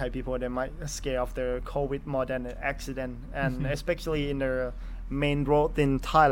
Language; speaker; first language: English; non-native, fluent; Thai